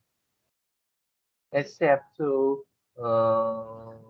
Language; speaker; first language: English; non-native, learner; Vietnamese